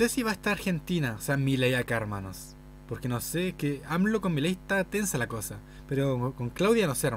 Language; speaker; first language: Spanish; native; Spanish